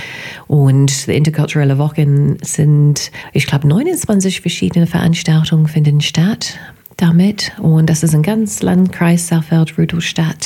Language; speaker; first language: German; non-native, fluent; English